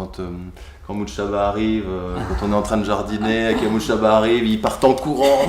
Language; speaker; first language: French; native; French